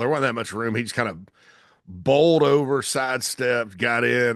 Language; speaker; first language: English; native; English